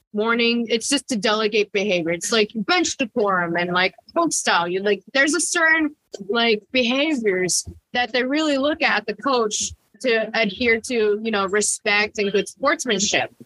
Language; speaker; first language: English; early bilingual, other home language; Spanish